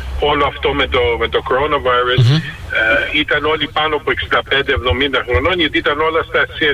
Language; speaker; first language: Greek; early bilingual, heritage; Greek